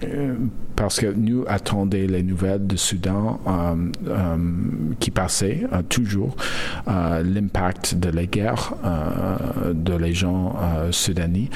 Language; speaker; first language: French; non-native, learner; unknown